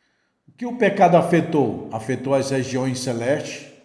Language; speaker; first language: Portuguese; native; Portuguese